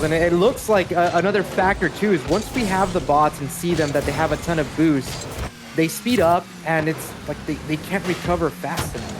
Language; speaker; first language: English; native; English